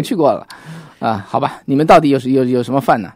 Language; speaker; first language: Chinese; native; Chinese